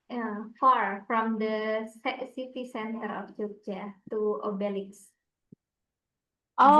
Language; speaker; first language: English; non-native, fluent; Indonesian